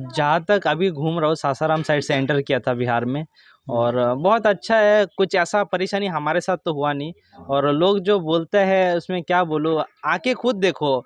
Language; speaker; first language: Hindi; non-native, local second language; Assamese